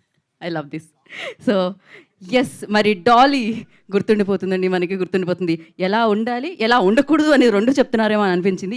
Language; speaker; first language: Telugu; native; Telugu